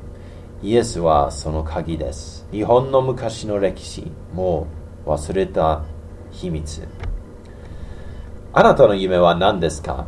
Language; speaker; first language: Japanese; non-native, learner; English